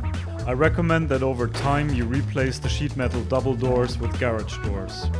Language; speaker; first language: English; non-native, fluent; German